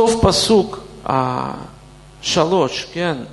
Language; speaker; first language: Hebrew; non-native, fluent; Russian